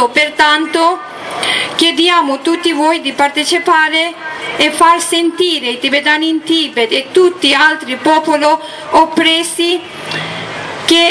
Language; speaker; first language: Italian; non-native, learner; Tibetan